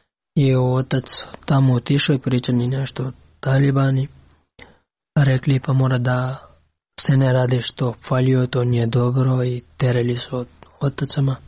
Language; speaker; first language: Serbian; non-native, learner; Pashto